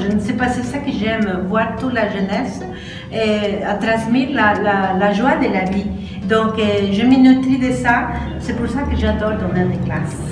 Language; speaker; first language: French; non-native, fluent; Spanish